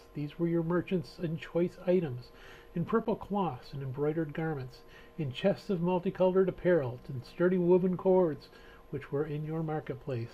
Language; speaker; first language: English; native; English